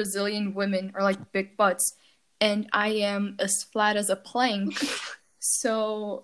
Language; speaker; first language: English; non-native, fluent; Portuguese